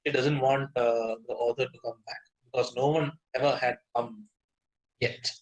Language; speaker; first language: English; non-native, local second language; Malayalam